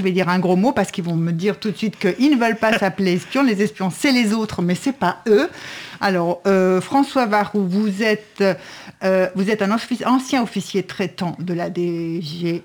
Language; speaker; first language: French; native; French